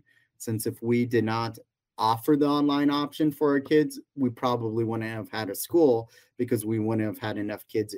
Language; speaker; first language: English; native; English